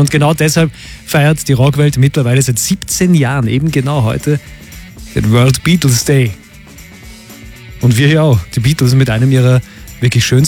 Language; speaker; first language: German; native; German